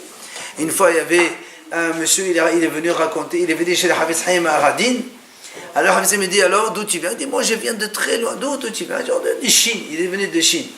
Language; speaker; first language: French; native; French